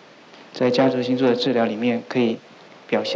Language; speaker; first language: Chinese; native; Chinese